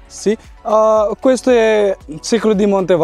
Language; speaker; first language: Italian; non-native, learner; Bangla